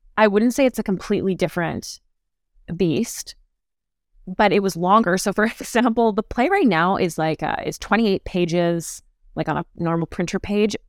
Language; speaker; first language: English; native; English